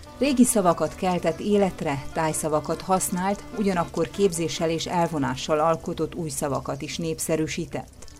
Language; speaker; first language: Hungarian; native; Hungarian